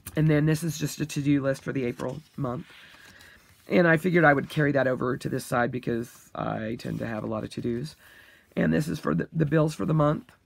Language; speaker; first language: English; native; English